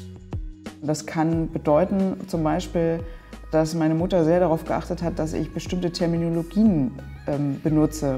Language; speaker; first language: German; native; German